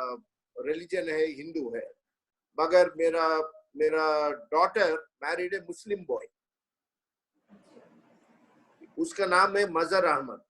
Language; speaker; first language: Hindi; non-native, local second language; Telugu